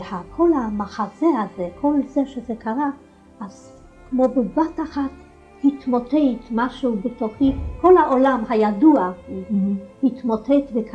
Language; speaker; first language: Hebrew; non-native, fluent; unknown